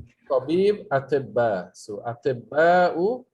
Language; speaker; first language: Arabic; non-native, fluent; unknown